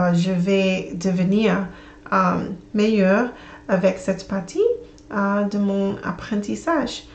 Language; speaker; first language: French; non-native, learner; English